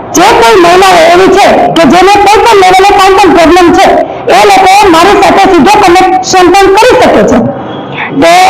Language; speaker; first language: Gujarati; non-native, local second language; Sindhi